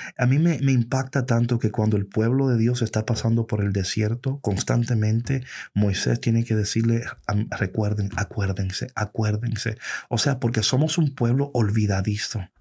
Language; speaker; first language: Spanish; early bilingual, heritage; Spanish